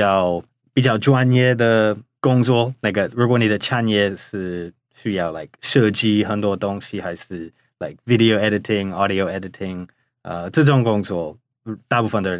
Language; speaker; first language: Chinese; non-native, fluent; English